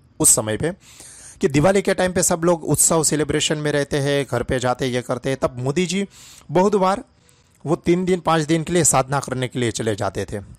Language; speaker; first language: Hindi; non-native, local second language; Gujarati